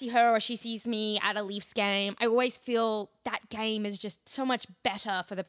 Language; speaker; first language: English; native; English